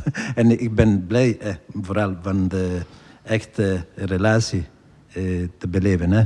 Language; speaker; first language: Dutch; non-native, fluent; Italian